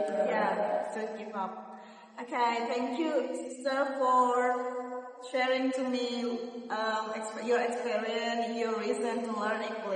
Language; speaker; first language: English; non-native, learner; Indonesian